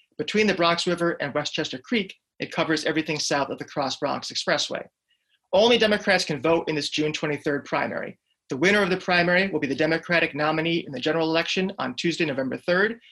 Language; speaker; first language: English; native; English